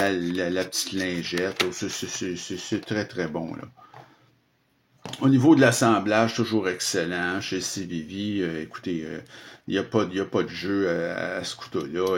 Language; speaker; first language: French; native; French